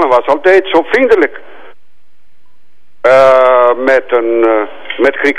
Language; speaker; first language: Dutch; non-native, fluent; Greek